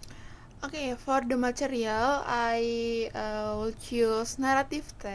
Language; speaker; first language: English; non-native, fluent; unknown